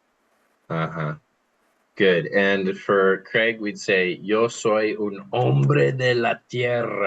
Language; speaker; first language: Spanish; non-native, fluent; English